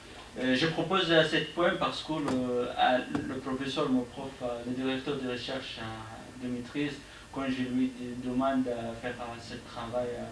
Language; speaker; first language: French; non-native, learner; Arabic